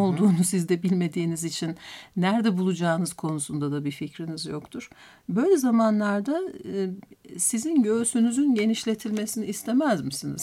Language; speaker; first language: Turkish; native; Turkish